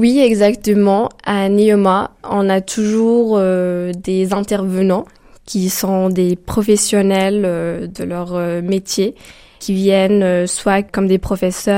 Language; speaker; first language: French; non-native, local second language; Arabic